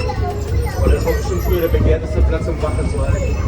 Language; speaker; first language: German; native; German